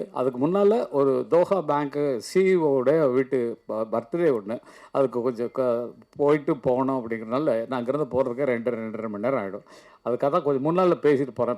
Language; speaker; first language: Tamil; native; Tamil